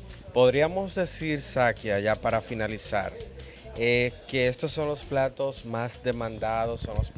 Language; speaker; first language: Spanish; native; Spanish